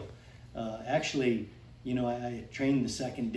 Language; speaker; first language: English; native; English